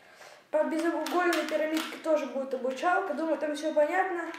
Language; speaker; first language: Russian; native; Russian